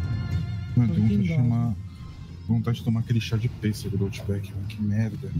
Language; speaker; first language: Portuguese; native; Portuguese